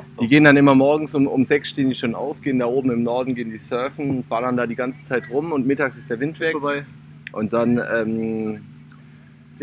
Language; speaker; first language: German; native; German